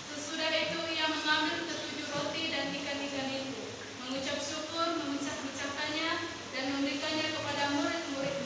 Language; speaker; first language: Indonesian; native; Indonesian